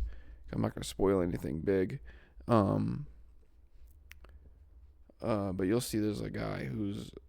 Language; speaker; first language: English; native; English